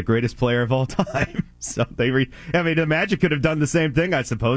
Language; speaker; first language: English; native; English